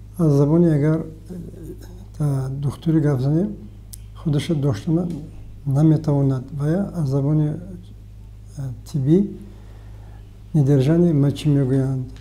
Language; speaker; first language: Tajik; native; Tajik